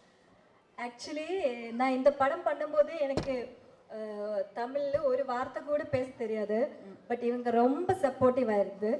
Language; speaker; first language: Tamil; non-native, learner; Malayalam